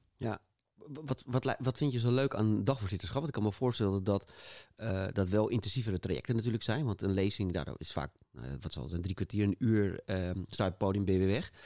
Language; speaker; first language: Dutch; native; Dutch